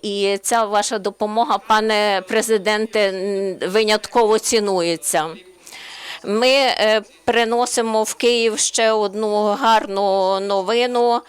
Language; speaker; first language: Ukrainian; non-native, learner; Slovenian